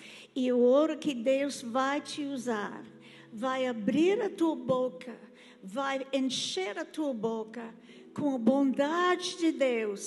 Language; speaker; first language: Portuguese; non-native, fluent; English